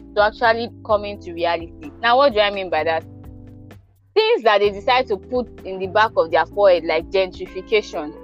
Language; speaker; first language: English; non-native, local second language; Yoruba